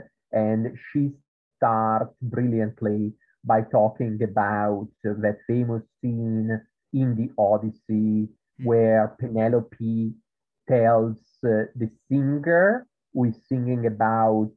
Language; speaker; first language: English; non-native, fluent; Italian